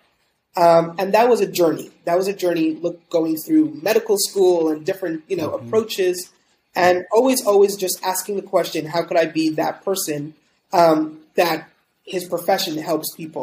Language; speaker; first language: English; native; English